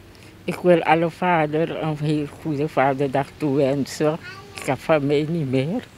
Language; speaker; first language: Dutch; non-native, local second language; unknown